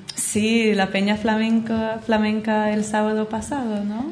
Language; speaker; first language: Spanish; non-native, fluent; English